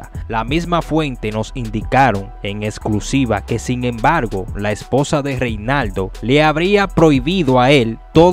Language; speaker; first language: Spanish; native; Spanish